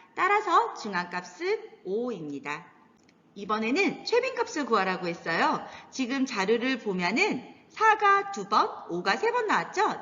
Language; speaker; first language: Korean; native; Korean